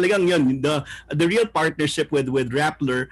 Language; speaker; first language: Filipino; native; Filipino